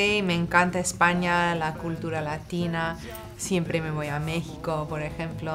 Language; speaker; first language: Spanish; non-native, fluent; English